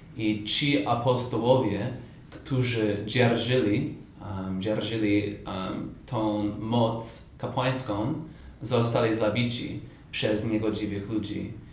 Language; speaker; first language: Polish; non-native, fluent; English